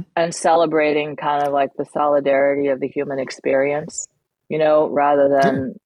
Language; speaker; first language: English; early bilingual, other home language; Chinese